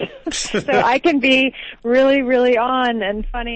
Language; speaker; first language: English; native; English